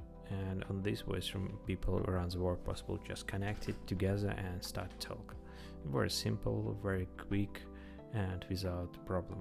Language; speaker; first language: English; non-native, learner; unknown